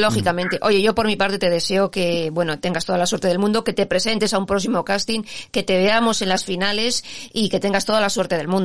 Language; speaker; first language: Spanish; native; Spanish